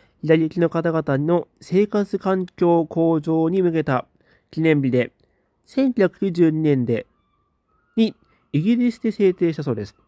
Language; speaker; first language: Japanese; native; Japanese